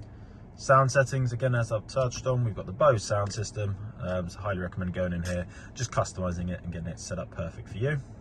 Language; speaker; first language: English; native; English